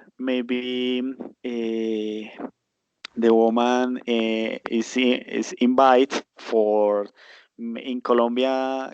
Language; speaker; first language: English; non-native, learner; Spanish